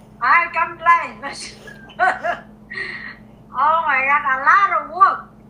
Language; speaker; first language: English; non-native, learner; Vietnamese